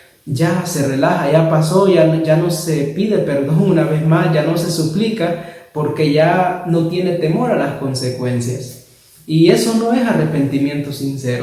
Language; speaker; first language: Spanish; native; Spanish